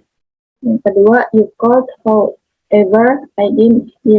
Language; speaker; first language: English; non-native, learner; Indonesian